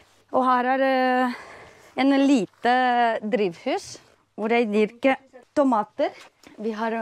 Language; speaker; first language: Norwegian; non-native, fluent; Romanian